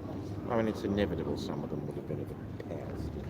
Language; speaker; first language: English; native; English